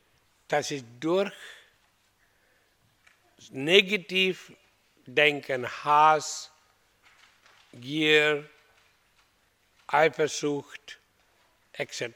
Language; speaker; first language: German; non-native, learner; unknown